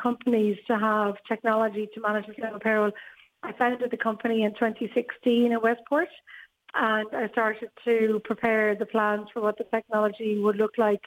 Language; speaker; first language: English; native; English